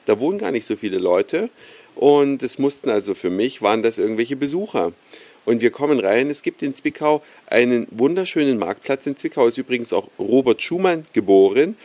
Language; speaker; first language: German; native; German